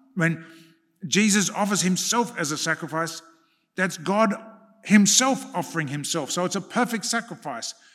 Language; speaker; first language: English; early bilingual, other home language; Hungarian